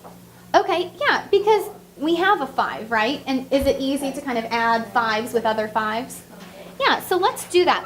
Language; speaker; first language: English; native; English